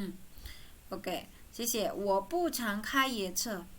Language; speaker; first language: Chinese; non-native, fluent; Indonesian